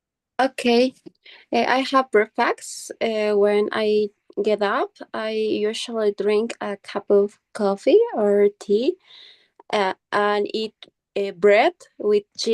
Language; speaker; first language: English; non-native, learner; Spanish